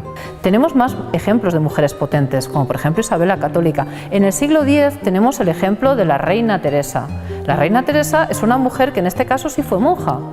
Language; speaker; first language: Spanish; native; Spanish